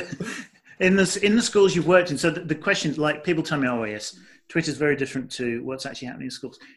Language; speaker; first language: English; native; English